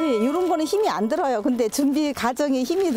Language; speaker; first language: Korean; native; Korean